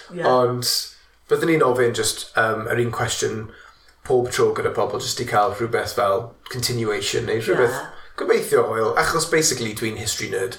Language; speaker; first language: Welsh; non-native, local second language; English